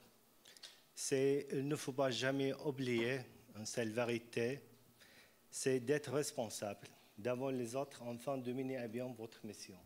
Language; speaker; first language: French; non-native, fluent; Arabic